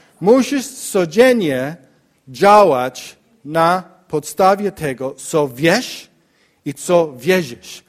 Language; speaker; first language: Polish; non-native, learner; English